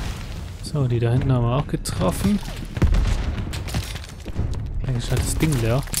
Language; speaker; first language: German; native; German